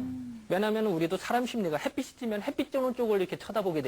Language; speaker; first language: Korean; native; Korean